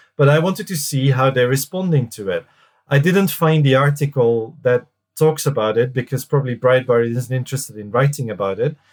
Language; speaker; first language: English; non-native, fluent; Dutch